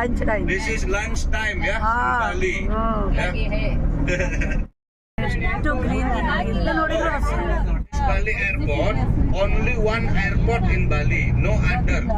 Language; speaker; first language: English; non-native, learner; Balinese